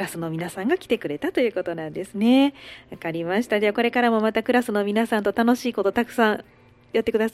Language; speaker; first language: Japanese; native; Japanese